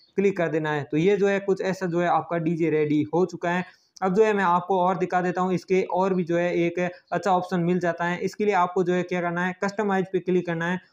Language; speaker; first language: Hindi; native; Hindi